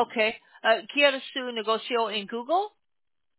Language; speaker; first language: Spanish; non-native, learner; English